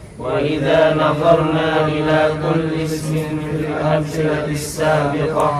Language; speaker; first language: Arabic; non-native, learner; Indonesian